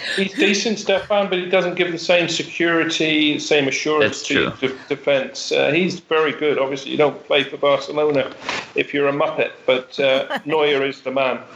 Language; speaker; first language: English; native; English